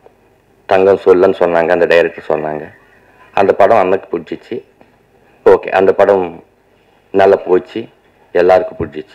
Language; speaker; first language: Tamil; non-native, learner; Telugu